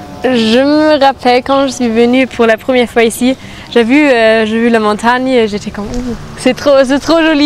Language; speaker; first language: French; non-native, fluent; German